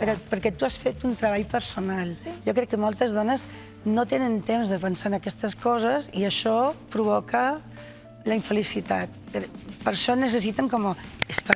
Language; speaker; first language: Catalan; non-native, local second language; Spanish